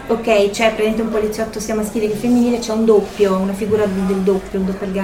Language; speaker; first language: Italian; native; Italian